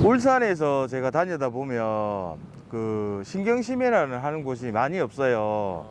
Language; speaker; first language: Korean; native; Korean